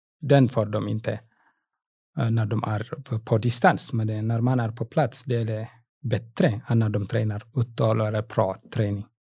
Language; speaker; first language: Swedish; non-native, fluent; Tigrinya